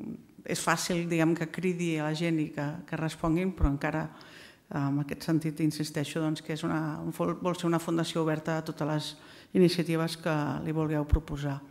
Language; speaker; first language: Catalan; native; Catalan